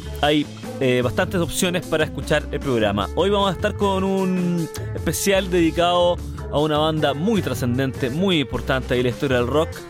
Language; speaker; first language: Spanish; native; Spanish